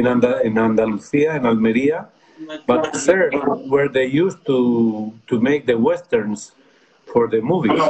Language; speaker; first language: English; non-native, fluent; Spanish